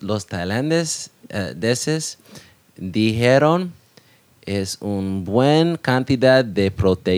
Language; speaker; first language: Spanish; non-native, learner; English